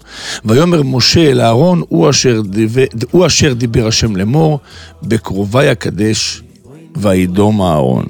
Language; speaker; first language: Hebrew; native; Hebrew